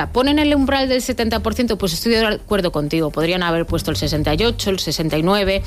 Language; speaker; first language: Spanish; native; Spanish